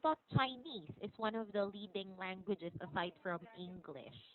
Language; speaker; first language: English; non-native, local second language; Filipino